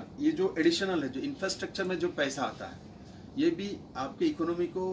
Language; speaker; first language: Hindi; non-native, local second language; Bangla